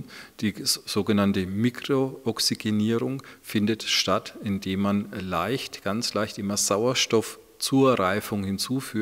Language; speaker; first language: German; native; German